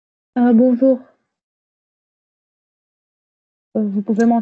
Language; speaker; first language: French; non-native, local second language; Arabic